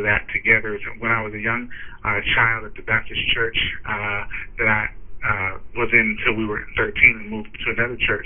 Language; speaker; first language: English; native; English